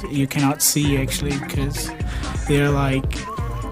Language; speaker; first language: English; non-native, fluent; Portuguese